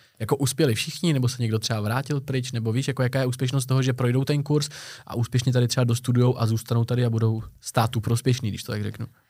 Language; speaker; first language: Czech; native; Czech